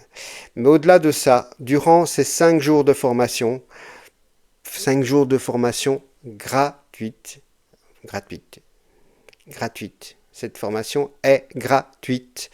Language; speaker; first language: French; native; French